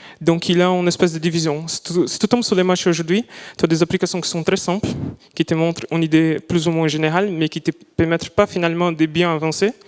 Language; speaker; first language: French; non-native, fluent; Portuguese